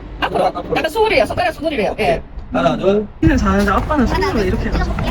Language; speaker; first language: Korean; native; Korean